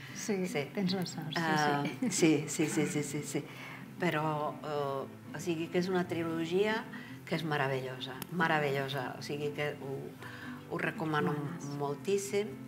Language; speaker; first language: Catalan; non-native, fluent; Czech